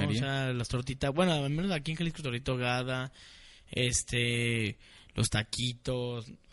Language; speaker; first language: Spanish; native; Spanish